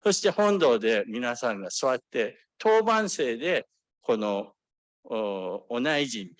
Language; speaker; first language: Japanese; early bilingual, other home language; English